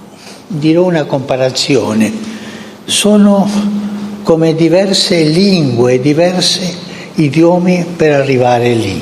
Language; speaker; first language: Italian; early bilingual, heritage; Spanish